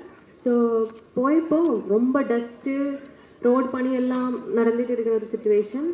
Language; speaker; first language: Tamil; non-native, learner; Malayalam